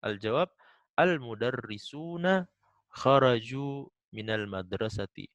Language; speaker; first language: Arabic; non-native, fluent; Indonesian